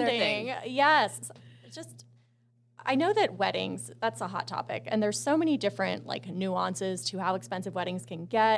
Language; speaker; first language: English; native; English